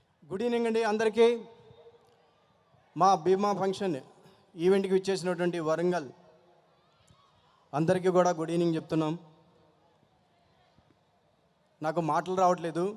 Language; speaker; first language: Telugu; native; Telugu